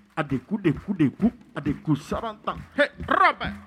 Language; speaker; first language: English; non-native, learner; Bambara